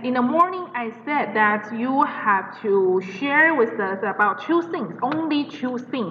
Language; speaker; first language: English; non-native, fluent; Chinese